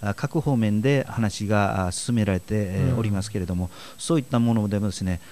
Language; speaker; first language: Japanese; native; Japanese